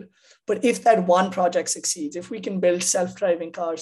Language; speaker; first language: English; non-native, local second language; Hindi